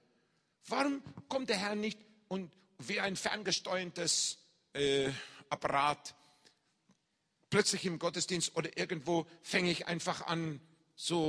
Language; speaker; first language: German; non-native, fluent; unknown